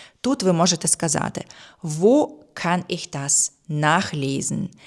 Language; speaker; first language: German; non-native, fluent; Ukrainian